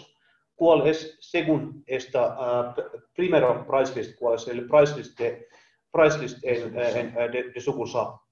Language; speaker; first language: Spanish; non-native, learner; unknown